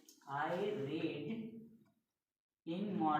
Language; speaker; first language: English; non-native, learner; Hindi